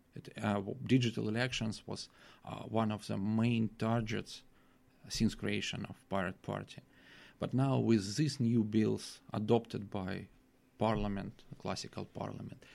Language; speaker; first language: English; non-native, fluent; Russian